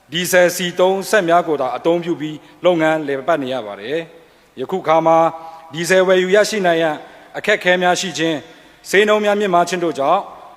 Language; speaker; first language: Burmese; non-native, local second language; Pa'o Karen